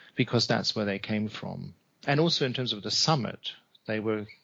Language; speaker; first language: English; non-native, fluent; German